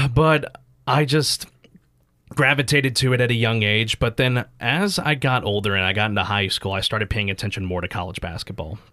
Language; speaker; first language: English; early bilingual, other home language; Filipino